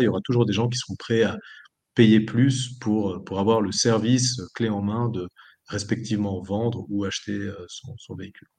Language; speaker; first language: French; native; French